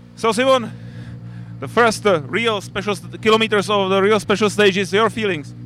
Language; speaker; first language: English; non-native, learner; Czech